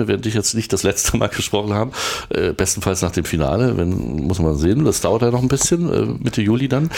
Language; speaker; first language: German; native; German